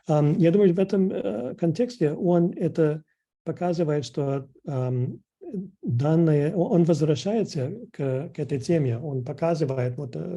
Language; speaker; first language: Russian; non-native, fluent; English